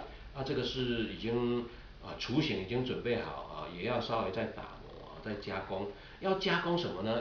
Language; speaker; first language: Chinese; native; Chinese